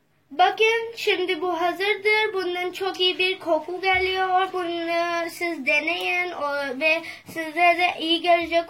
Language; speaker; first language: Turkish; non-native, learner; Urdu